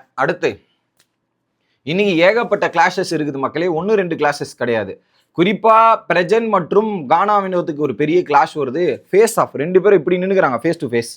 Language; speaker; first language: Tamil; native; Tamil